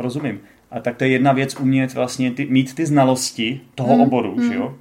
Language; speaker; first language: Czech; native; Czech